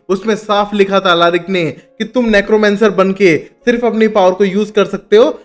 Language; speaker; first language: Hindi; native; Hindi